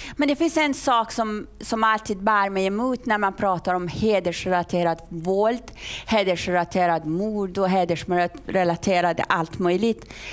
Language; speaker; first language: Swedish; non-native, fluent; Persian